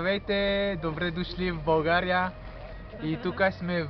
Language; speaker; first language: Bulgarian; non-native, learner; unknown